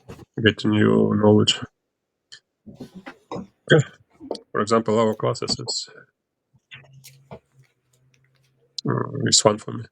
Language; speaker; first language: English; non-native, learner; Ukrainian